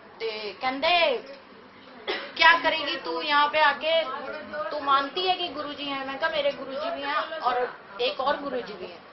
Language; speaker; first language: Hindi; native; Hindi